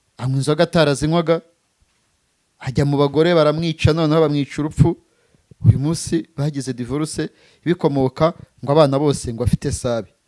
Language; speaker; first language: Kinyarwanda; native; Kinyarwanda